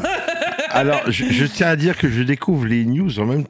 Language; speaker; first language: French; native; French